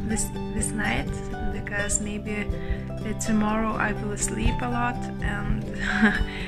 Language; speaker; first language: English; non-native, learner; Lithuanian